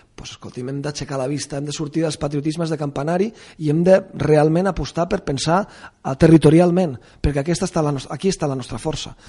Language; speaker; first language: Catalan; non-native, local second language; Spanish